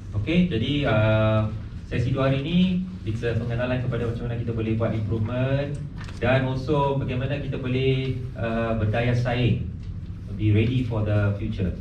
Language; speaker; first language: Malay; non-native, local second language; Tamil